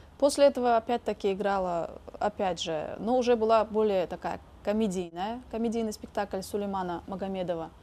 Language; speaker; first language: Russian; non-native, local second language; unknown